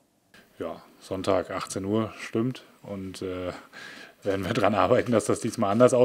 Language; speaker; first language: German; native; German